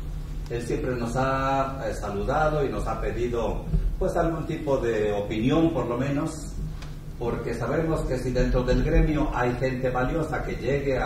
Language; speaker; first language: Spanish; native; Spanish